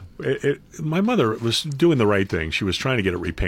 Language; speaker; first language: English; native; English